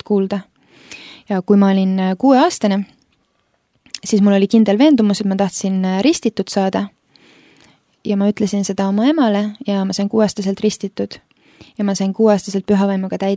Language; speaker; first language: Estonian; early bilingual, other home language; Finnish